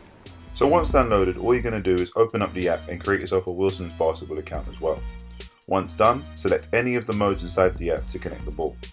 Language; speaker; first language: English; native; English